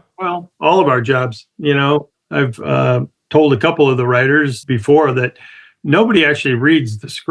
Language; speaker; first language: English; native; English